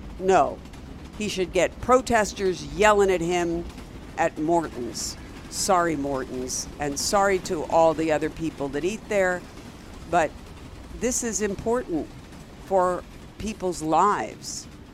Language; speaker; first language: English; native; English